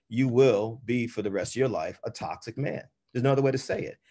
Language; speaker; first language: English; native; English